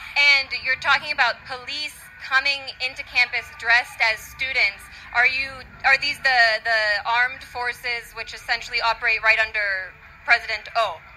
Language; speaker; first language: English; native; English